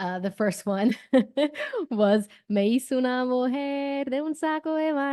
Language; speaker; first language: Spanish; non-native, fluent; English